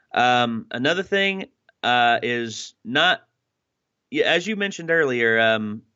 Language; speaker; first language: English; native; English